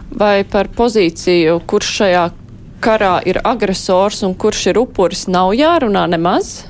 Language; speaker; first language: Latvian; native; Latvian